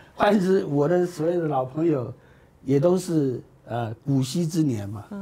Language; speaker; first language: Chinese; native; Chinese